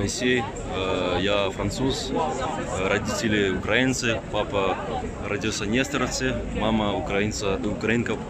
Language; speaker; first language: Russian; early bilingual, heritage; French